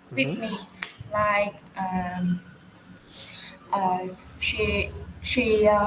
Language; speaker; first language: English; non-native, learner; Vietnamese